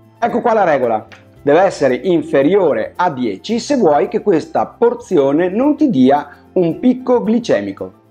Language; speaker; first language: Italian; native; Italian